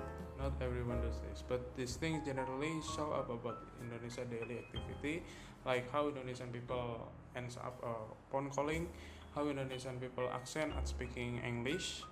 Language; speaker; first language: English; non-native, learner; Indonesian